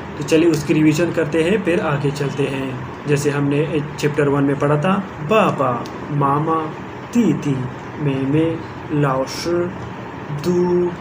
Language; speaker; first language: Urdu; native; Urdu